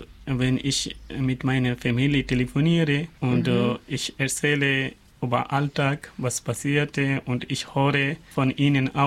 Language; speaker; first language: German; non-native, learner; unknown